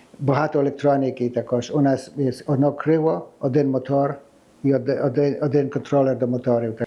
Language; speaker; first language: Ukrainian; early bilingual, heritage; Ukrainian